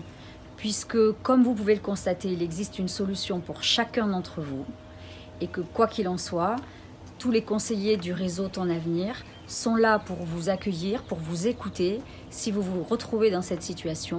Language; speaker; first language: French; native; French